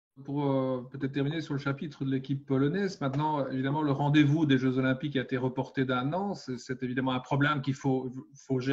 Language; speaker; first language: French; native; French